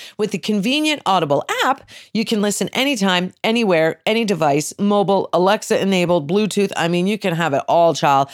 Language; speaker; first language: English; native; English